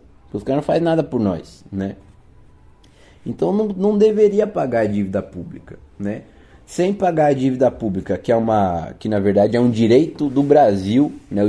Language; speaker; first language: Portuguese; native; Portuguese